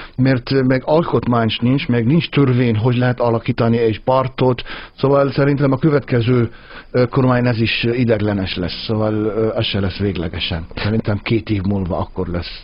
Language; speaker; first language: Hungarian; non-native, fluent; Arabic